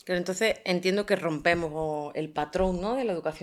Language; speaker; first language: Spanish; native; Spanish